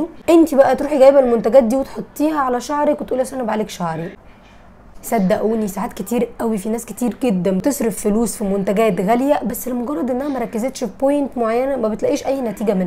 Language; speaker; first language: Arabic; native; Arabic